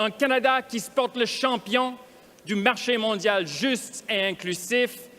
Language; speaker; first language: French; non-native, local second language; English